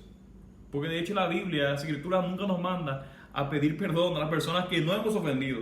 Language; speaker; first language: Spanish; native; Spanish